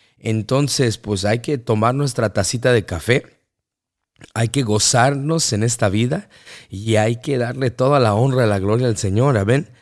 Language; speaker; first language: Spanish; early bilingual, heritage; Spanish